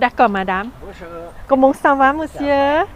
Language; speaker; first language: French; non-native, learner; Thai